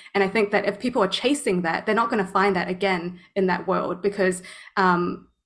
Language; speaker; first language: English; native; English